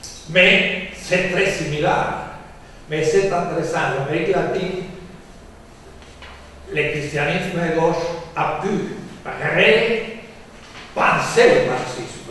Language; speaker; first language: French; non-native, fluent; Spanish